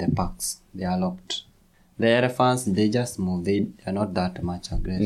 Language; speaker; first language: English; non-native, local second language; Kikuyu